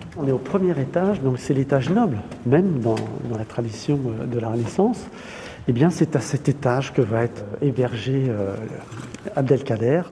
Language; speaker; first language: French; native; French